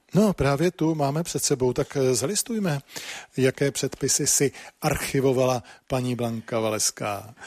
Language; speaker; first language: Czech; native; Czech